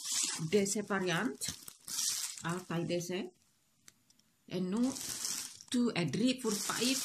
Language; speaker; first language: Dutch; non-native, learner; Indonesian